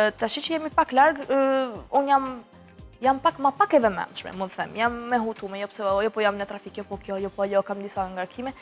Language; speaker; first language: Albanian; early bilingual, heritage; Albanian